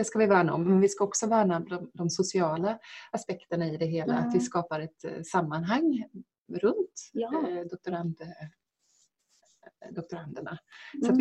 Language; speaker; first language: Swedish; native; Swedish